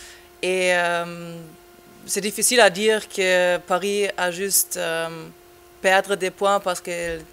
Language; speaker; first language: French; non-native, fluent; German